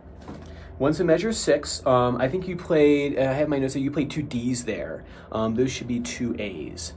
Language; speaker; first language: English; native; English